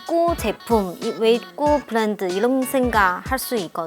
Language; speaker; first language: Korean; non-native, fluent; Chinese